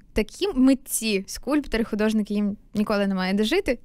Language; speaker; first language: Ukrainian; native; Ukrainian